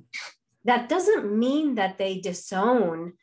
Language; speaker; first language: English; non-native, fluent; Spanish